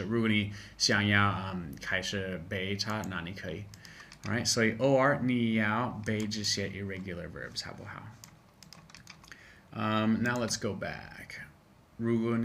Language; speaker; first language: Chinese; non-native, fluent; English